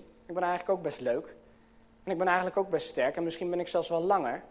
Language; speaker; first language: Dutch; native; Dutch